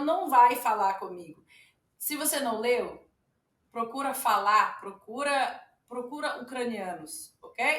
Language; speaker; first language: Portuguese; non-native, fluent; Ukrainian